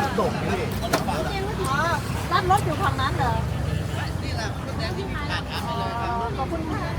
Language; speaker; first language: Thai; non-native, learner; Korean